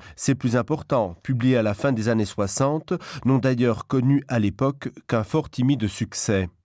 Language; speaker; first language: French; non-native, local second language; Luxembourgish